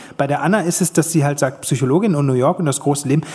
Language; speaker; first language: German; native; German